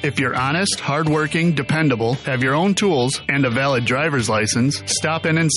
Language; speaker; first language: English; native; English